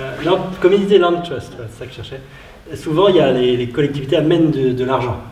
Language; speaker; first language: French; native; French